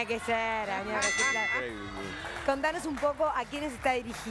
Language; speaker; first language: Spanish; native; Spanish